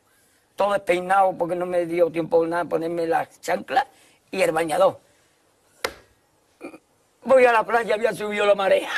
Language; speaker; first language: Spanish; native; Spanish